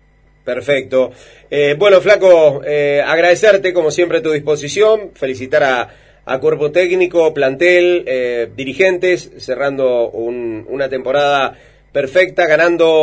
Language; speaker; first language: Spanish; native; Spanish